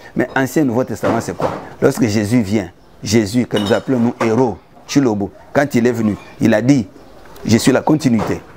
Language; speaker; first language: French; non-native, local second language; Luba-Lulua